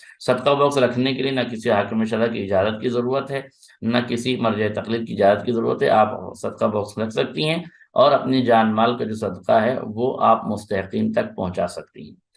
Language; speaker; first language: Urdu; native; Urdu